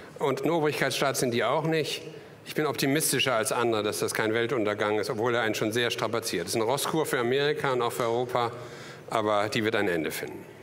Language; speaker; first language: German; native; German